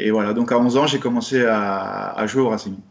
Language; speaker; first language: French; native; French